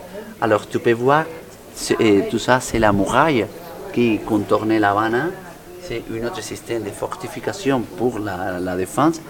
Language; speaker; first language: French; non-native, fluent; Spanish